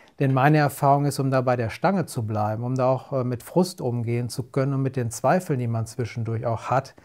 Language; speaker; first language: German; native; German